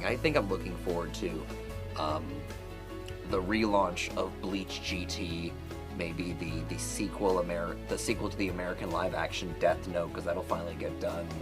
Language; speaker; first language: English; native; English